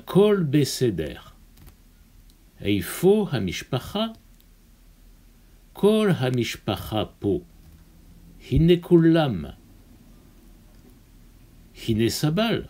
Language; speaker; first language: Hebrew; non-native, fluent; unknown